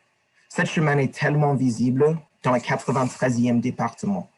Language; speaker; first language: French; non-native, learner; English